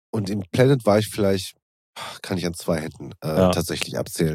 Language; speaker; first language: German; native; German